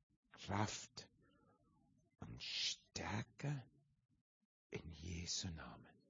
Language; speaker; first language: German; non-native, learner; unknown